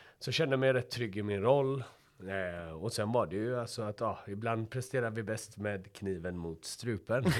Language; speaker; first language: Swedish; early bilingual, other home language; Persian